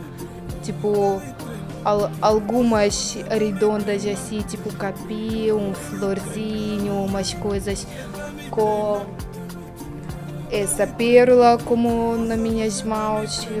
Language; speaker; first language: Portuguese; non-native, learner; Russian